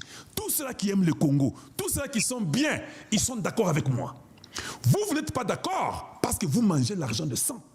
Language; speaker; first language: French; non-native, local second language; Lingala